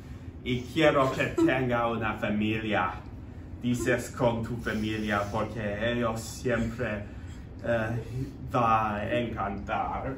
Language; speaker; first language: Spanish; non-native, learner; English